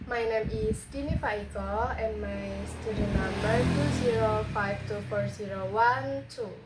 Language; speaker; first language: English; non-native, learner; Indonesian